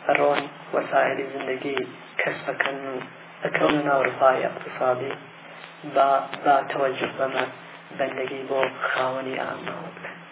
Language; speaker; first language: Central Kurdish; non-native, local second language; Gurani